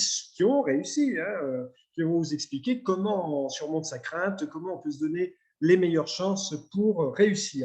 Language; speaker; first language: French; native; French